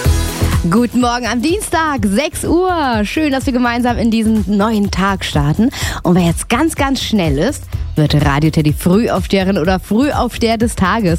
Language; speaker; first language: German; native; German